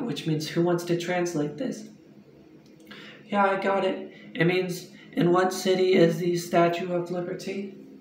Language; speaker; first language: English; native; English